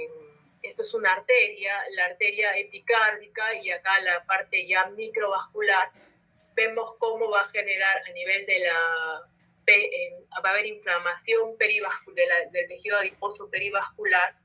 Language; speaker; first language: Spanish; native; Spanish